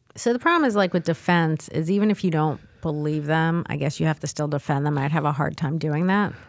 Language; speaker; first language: English; native; English